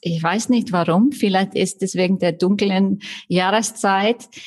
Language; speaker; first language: German; non-native, fluent; Icelandic